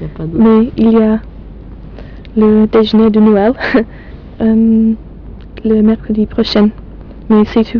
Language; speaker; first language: French; non-native, learner; English